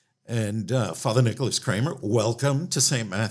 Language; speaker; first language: English; native; English